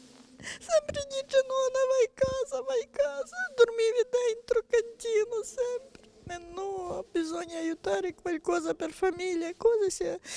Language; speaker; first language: Italian; non-native, learner; Ukrainian